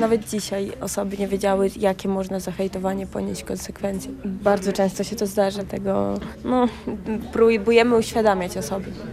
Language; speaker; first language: Polish; native; Polish